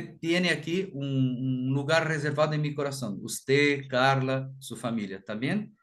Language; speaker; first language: Spanish; non-native, fluent; Portuguese